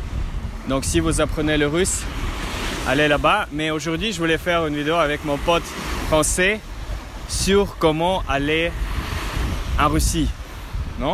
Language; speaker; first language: French; non-native, fluent; Russian